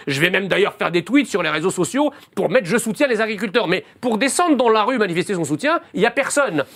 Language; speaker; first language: French; early bilingual, other home language; Arabic